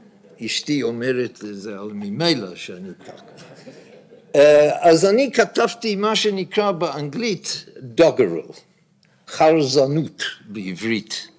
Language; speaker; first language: Hebrew; non-native, fluent; English